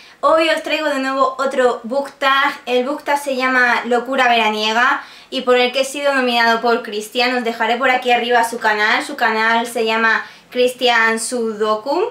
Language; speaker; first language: Spanish; native; Spanish